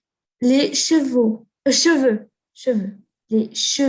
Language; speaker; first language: French; non-native, fluent; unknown